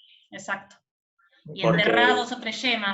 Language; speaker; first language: Spanish; native; Spanish